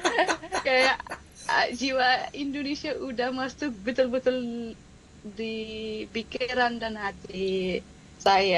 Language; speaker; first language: Indonesian; non-native, fluent; Arabic